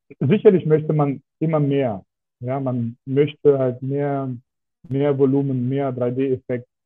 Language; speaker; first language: German; non-native, fluent; Russian